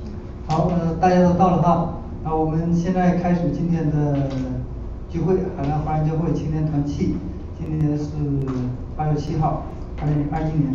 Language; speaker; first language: Chinese; native; Chinese